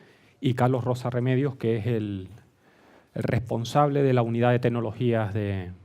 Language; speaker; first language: Spanish; native; Spanish